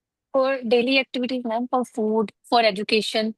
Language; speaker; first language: English; non-native, local second language; Hindi